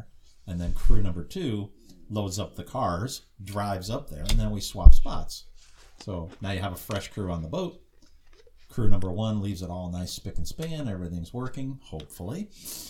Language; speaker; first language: English; native; English